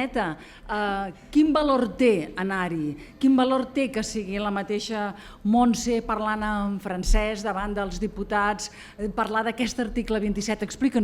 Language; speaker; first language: Catalan; native; Catalan